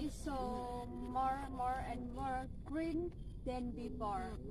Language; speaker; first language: English; non-native, learner; Indonesian